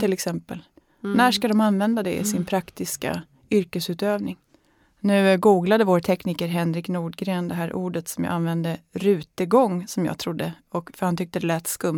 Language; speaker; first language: Swedish; native; Swedish